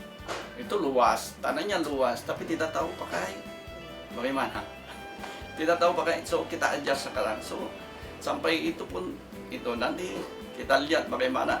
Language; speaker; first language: Indonesian; non-native, fluent; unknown